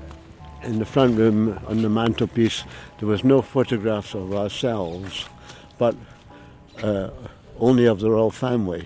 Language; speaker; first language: English; native; English